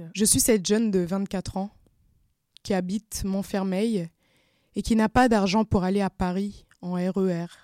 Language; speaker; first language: French; native; French